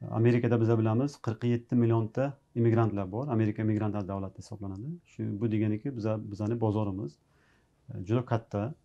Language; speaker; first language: Uzbek; native; Uzbek